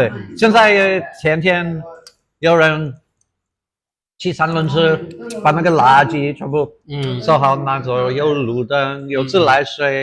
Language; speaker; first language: Chinese; non-native, fluent; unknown